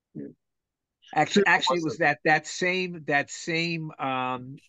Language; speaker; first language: English; native; English